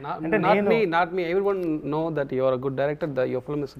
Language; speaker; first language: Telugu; non-native, local second language; Tamil